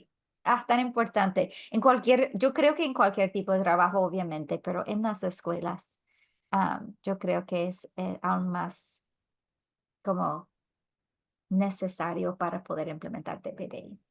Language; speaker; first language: Spanish; non-native, fluent; English